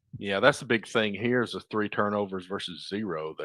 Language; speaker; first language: English; native; English